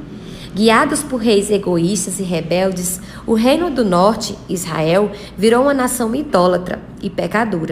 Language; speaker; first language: Portuguese; native; Portuguese